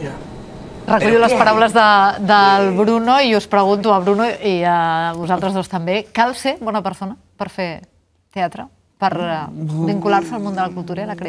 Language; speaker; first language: Catalan; native; Catalan